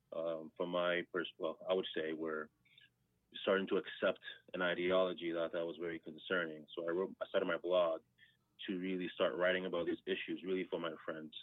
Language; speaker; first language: English; early bilingual, other home language; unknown